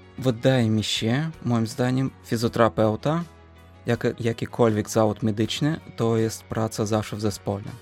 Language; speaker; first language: Polish; non-native, fluent; Russian